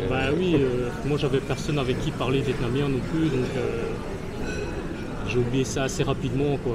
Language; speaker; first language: French; early bilingual, other home language; Vietnamese